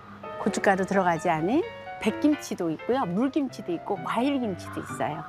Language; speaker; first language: Korean; native; Korean